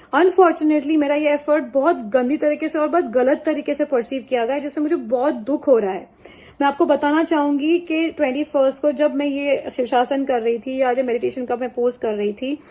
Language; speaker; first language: Hindi; non-native, local second language; Gujarati